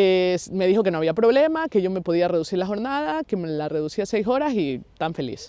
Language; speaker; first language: Spanish; native; Spanish